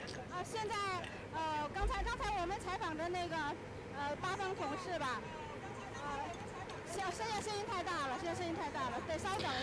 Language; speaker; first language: Chinese; native; Chinese